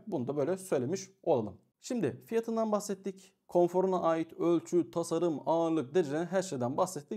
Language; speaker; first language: Turkish; native; Turkish